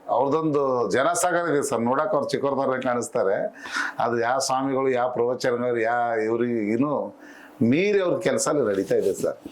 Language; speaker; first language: Kannada; native; Kannada